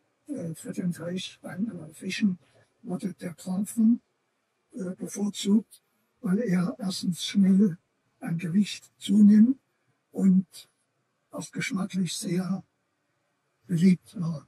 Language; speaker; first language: German; native; German